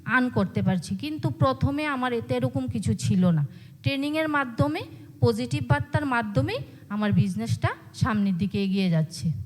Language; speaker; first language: Bangla; native; Bangla